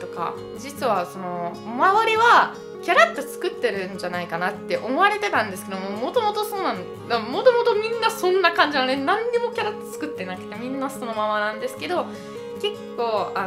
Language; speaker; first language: Japanese; non-native, fluent; Italian